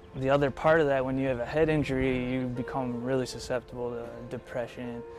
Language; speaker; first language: English; native; English